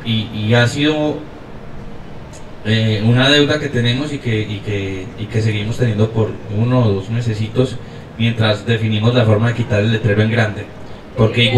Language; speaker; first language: Spanish; native; Spanish